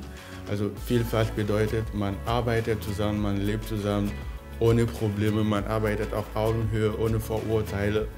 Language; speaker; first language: German; non-native, fluent; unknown